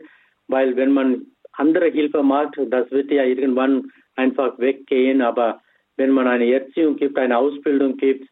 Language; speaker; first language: German; non-native, fluent; Tamil